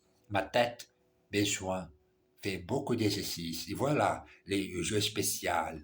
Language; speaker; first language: French; non-native, learner; English